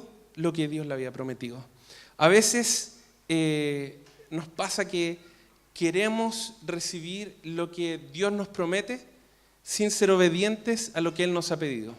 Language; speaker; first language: Spanish; native; Spanish